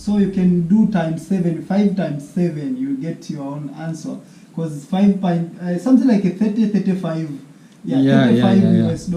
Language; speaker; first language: English; non-native, local second language; Swahili